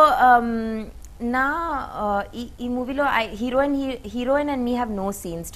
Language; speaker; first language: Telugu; non-native, learner; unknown